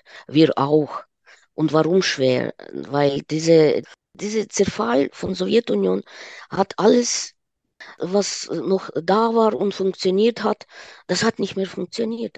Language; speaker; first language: German; non-native, fluent; Ukrainian